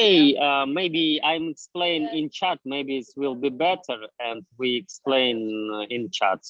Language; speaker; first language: English; non-native, learner; Russian